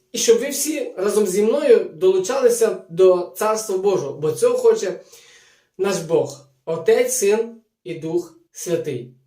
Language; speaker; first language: Ukrainian; native; Ukrainian